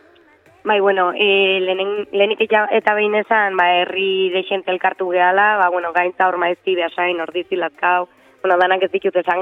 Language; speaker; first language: Basque; native; Basque